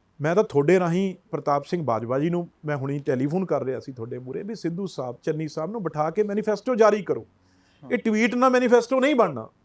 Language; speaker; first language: Punjabi; native; Punjabi